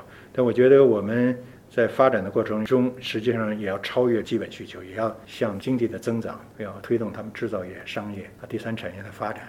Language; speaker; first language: Chinese; native; Chinese